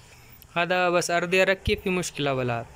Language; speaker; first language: Arabic; non-native, learner; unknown